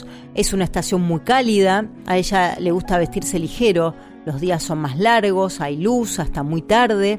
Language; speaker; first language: Spanish; native; Spanish